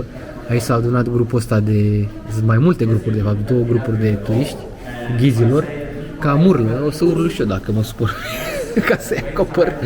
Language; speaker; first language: Romanian; native; Romanian